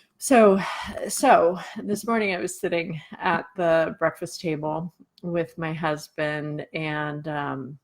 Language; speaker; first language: English; native; English